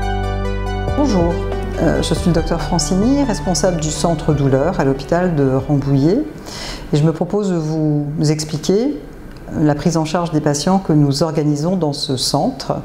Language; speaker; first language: French; native; French